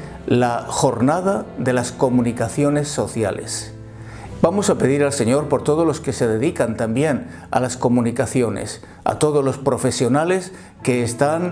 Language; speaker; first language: Spanish; native; Spanish